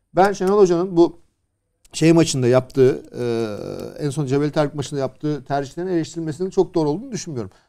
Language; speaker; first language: Turkish; native; Turkish